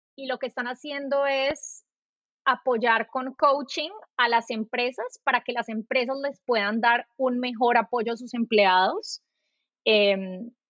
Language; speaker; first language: Spanish; native; Spanish